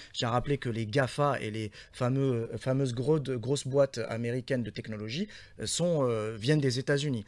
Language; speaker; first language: French; non-native, local second language; Arabic